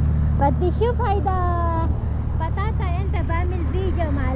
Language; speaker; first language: Arabic; non-native, learner; Filipino